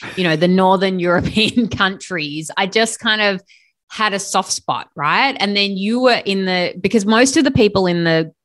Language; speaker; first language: English; native; English